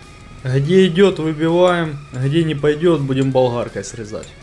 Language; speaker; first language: Russian; native; Russian